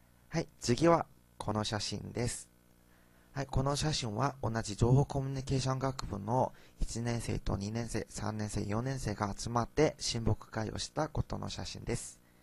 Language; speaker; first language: Japanese; non-native, fluent; Korean